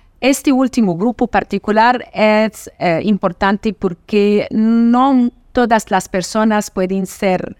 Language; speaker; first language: Spanish; non-native, fluent; Portuguese